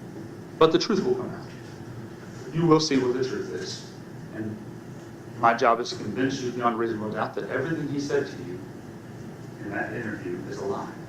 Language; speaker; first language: English; native; English